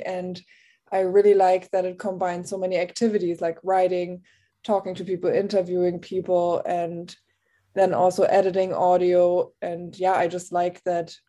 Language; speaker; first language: English; non-native, fluent; German